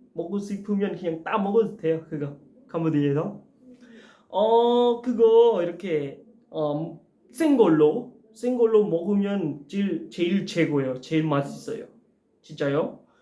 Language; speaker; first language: Korean; non-native, learner; Khmer